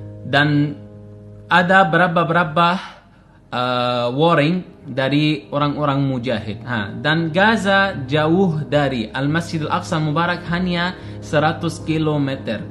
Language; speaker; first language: Indonesian; non-native, fluent; Arabic